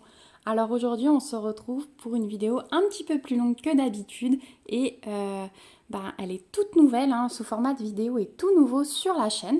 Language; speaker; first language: French; native; French